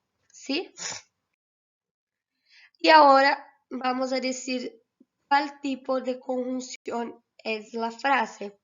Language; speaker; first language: Spanish; non-native, fluent; Portuguese